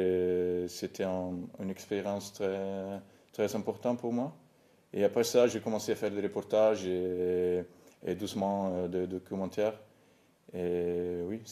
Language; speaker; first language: French; non-native, fluent; Italian